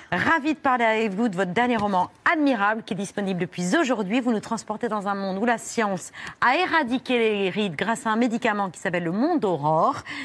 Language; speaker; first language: French; native; French